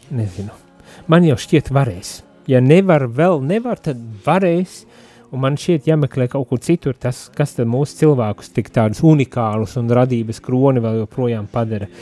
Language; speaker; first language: Latvian; native; Latvian